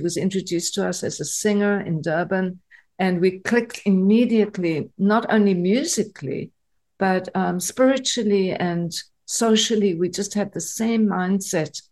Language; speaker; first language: English; native; English